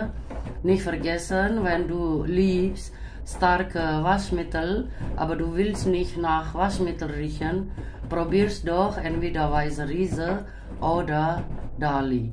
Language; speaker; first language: German; non-native, fluent; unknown